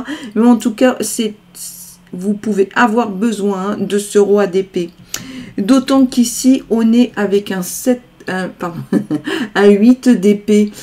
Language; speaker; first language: French; native; French